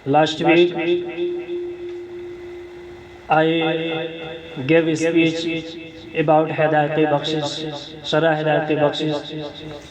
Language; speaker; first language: English; non-native, learner; Urdu